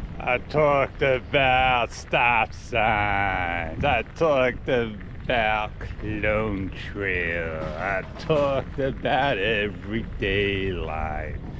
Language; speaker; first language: English; native; English